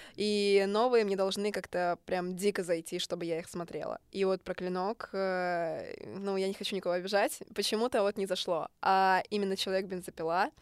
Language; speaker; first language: Russian; native; Russian